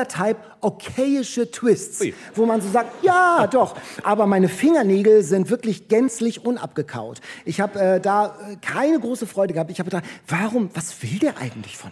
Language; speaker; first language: German; native; German